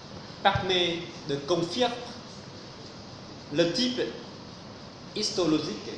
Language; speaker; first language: French; non-native, fluent; Vietnamese